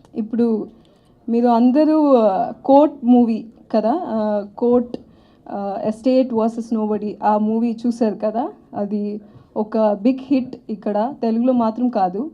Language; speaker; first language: Telugu; non-native, learner; Tamil